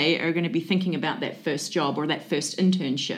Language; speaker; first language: English; native; English